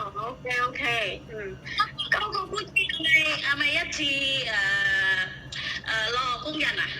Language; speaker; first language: Cantonese; non-native, learner; Indonesian